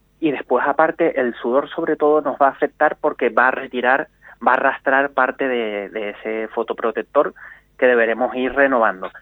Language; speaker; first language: Spanish; native; Spanish